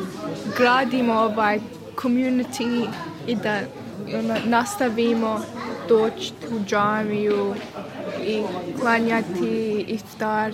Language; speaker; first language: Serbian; early bilingual, heritage; Bosnian